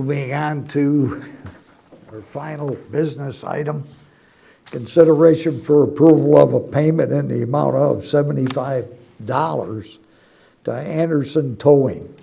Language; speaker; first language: English; native; English